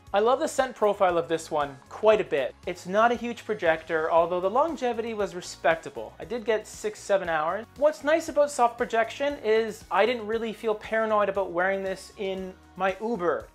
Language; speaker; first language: English; native; English